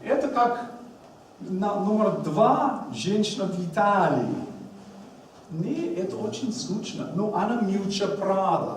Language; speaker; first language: Russian; non-native, learner; English